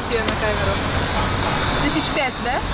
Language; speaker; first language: Russian; native; Russian